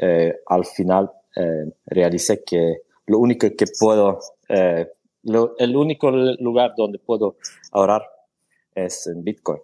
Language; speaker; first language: Spanish; non-native, fluent; Swedish